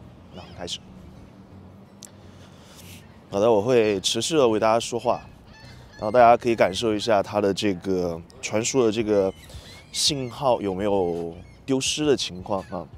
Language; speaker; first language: Chinese; native; Chinese